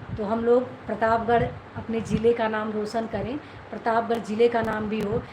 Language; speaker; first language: Hindi; native; Hindi